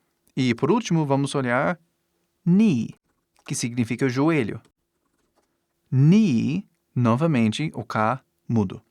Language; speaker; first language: Portuguese; non-native, fluent; English